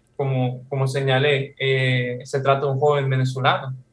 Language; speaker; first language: Spanish; non-native, fluent; Russian